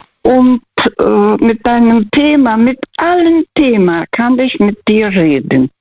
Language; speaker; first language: German; early bilingual, heritage; Russian